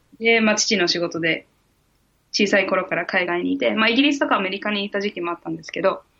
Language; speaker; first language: Japanese; early bilingual, heritage; Japanese